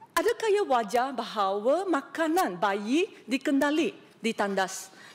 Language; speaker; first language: Malay; non-native, local second language; Chinese